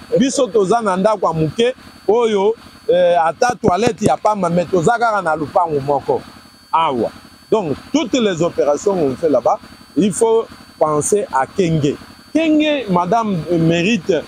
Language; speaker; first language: Lingala; non-native, local second language; Kituba (Democratic Republic of Congo)